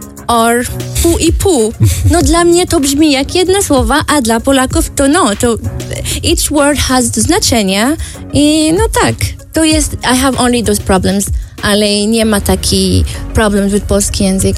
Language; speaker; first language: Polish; non-native, learner; Arabic